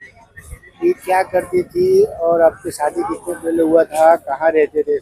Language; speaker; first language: Hindi; non-native, local second language; Gujarati